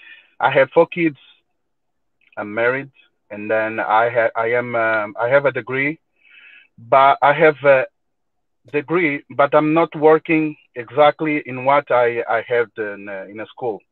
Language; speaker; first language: English; non-native, learner; Portuguese